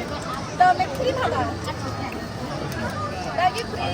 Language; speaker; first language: Korean; non-native, learner; Filipino